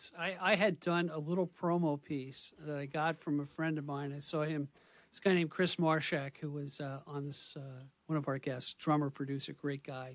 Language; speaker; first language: English; native; English